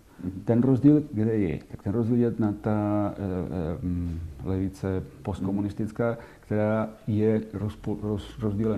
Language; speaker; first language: Czech; non-native, fluent; Catalan